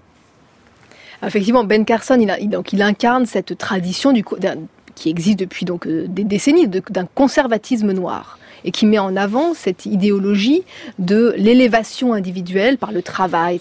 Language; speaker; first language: French; native; French